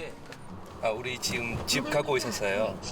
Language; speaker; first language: Korean; non-native, learner; Vietnamese